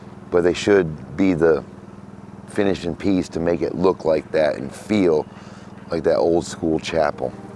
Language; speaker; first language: English; native; English